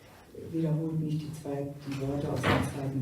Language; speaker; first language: German; native; German